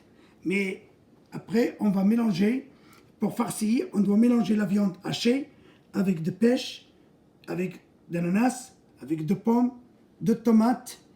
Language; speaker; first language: French; non-native, local second language; Arabic